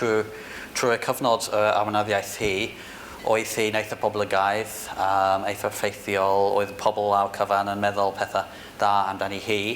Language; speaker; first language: Welsh; non-native, fluent; English